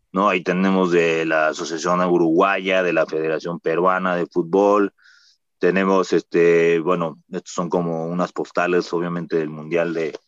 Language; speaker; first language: Spanish; native; Spanish